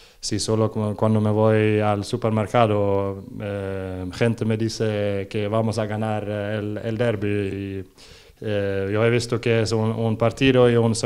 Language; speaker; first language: Spanish; non-native, learner; Norwegian